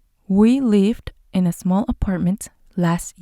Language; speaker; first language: English; non-native, fluent; Spanish